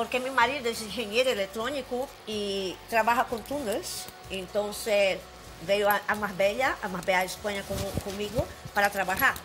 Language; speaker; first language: Spanish; non-native, fluent; Portuguese